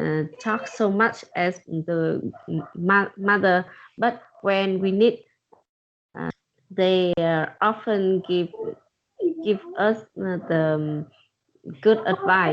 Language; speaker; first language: English; non-native, learner; Vietnamese